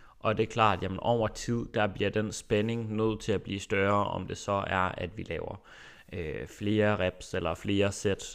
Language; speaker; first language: Danish; native; Danish